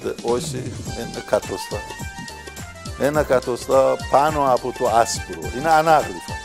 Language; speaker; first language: Greek; non-native, fluent; Persian